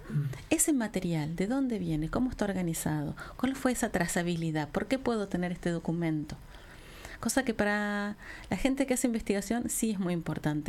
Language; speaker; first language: Spanish; native; Spanish